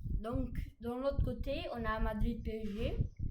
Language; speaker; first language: French; non-native, learner; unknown